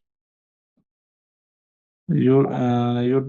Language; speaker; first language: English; non-native, learner; Hindi